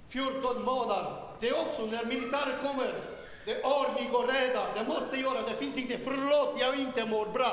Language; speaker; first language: Swedish; non-native, learner; Romanian